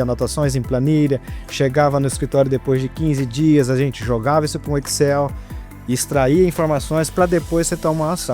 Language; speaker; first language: Portuguese; native; Portuguese